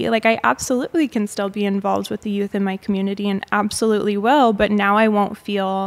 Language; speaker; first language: English; native; English